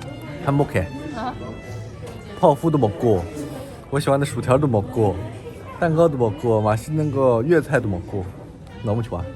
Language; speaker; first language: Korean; non-native, fluent; Chinese